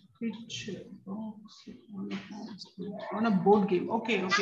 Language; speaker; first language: English; non-native, local second language; Tamil